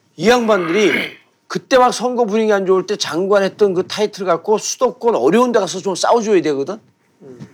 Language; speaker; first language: Korean; native; Korean